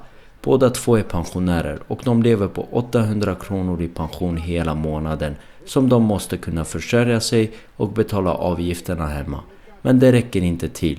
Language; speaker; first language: Swedish; early bilingual, other home language; Armenian